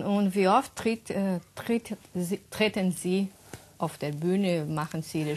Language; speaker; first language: German; non-native, learner; Portuguese